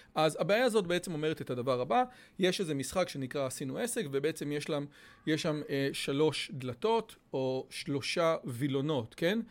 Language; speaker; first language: Hebrew; native; Hebrew